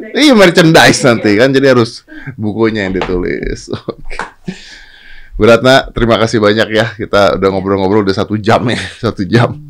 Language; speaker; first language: Indonesian; native; Indonesian